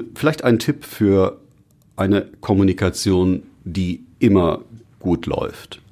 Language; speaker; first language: German; native; German